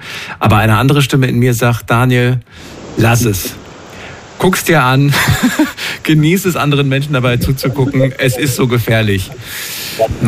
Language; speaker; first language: German; native; German